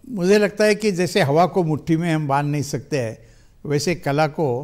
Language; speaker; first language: Hindi; non-native, local second language; Marathi